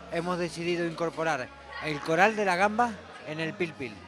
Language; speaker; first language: Spanish; native; Spanish